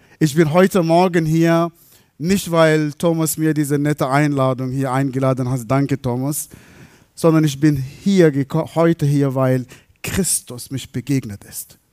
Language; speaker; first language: German; non-native, fluent; Arabic